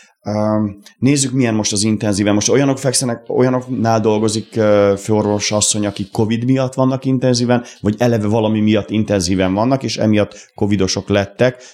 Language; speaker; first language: Hungarian; native; Hungarian